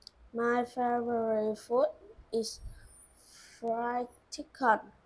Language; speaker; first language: English; non-native, learner; Vietnamese